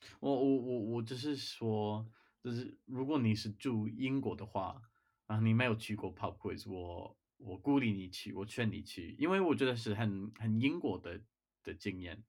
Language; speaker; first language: Chinese; non-native, fluent; English